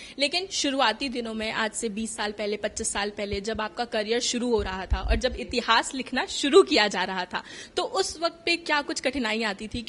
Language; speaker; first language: Hindi; native; Hindi